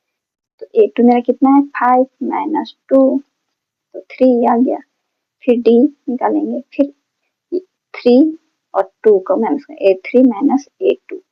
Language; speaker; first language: Hindi; native; Hindi